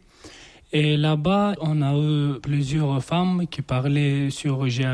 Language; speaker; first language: French; non-native, learner; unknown